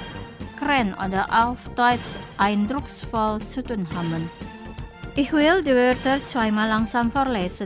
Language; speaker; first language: German; non-native, fluent; Indonesian